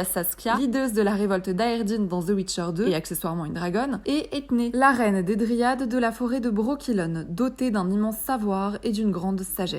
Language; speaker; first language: French; native; French